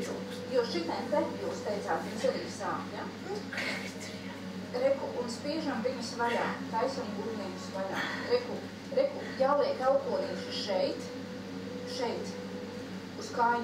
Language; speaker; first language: Latvian; native; Latvian